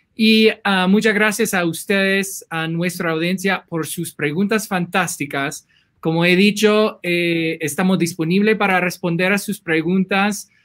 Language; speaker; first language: Spanish; non-native, fluent; English